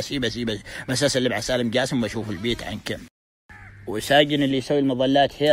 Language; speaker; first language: Arabic; native; Arabic